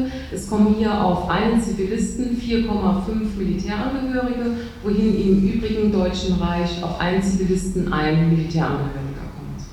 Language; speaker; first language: German; native; German